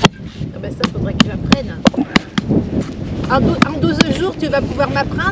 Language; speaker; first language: French; native; French